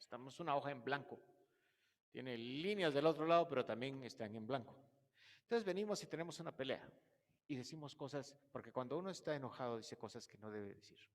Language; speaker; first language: Spanish; native; Spanish